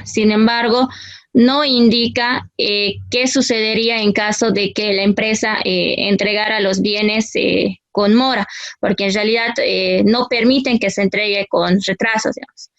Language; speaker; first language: Spanish; native; Spanish